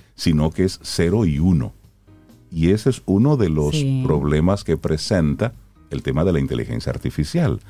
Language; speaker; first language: Spanish; native; Spanish